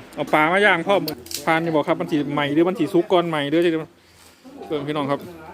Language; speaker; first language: Thai; native; Thai